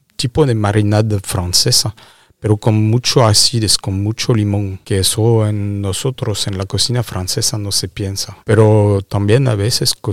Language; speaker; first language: Spanish; non-native, fluent; French